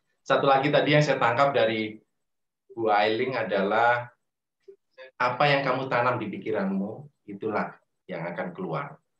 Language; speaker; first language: Indonesian; native; Indonesian